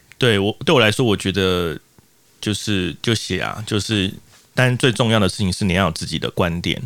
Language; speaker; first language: Chinese; native; Chinese